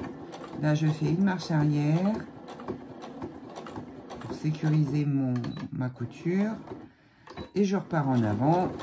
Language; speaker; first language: French; native; French